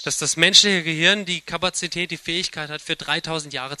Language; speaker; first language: German; native; German